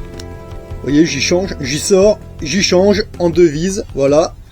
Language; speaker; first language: French; native; French